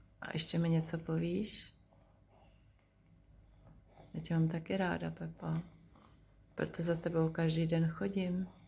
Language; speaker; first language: Czech; native; Czech